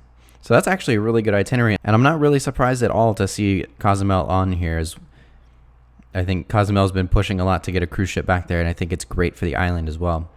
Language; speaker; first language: English; native; English